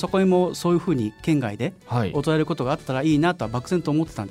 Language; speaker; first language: Japanese; native; Japanese